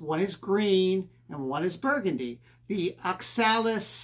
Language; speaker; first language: English; native; English